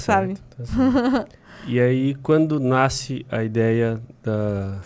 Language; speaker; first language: Portuguese; native; Portuguese